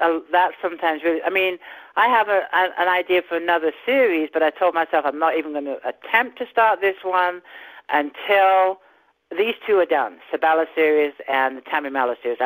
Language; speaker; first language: English; native; English